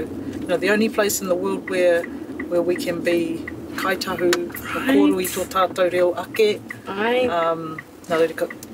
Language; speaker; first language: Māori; non-native, local second language; English